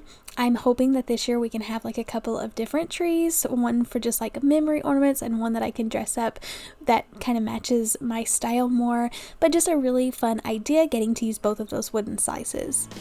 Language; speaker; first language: English; native; English